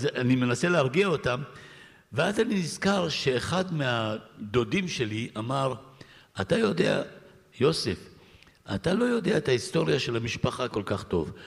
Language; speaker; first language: Hebrew; early bilingual, other home language; Arabic